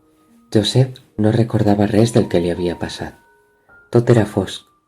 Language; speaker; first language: Catalan; native; Catalan